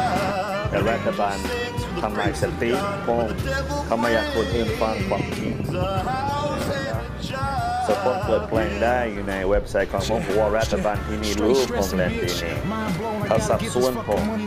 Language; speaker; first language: Thai; non-native, learner; English